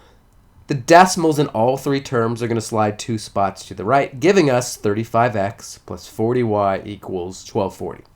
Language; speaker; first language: English; native; English